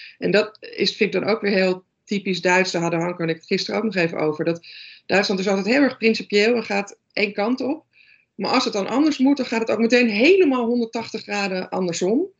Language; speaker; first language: Dutch; native; Dutch